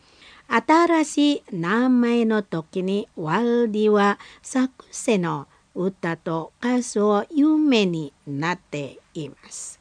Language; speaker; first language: Japanese; non-native, learner; Indonesian